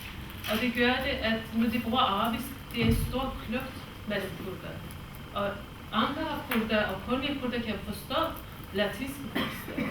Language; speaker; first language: Danish; non-native, fluent; Kurdish